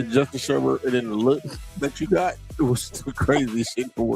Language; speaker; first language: English; native; English